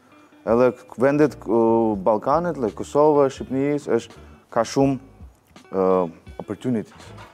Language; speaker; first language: Albanian; non-native, learner; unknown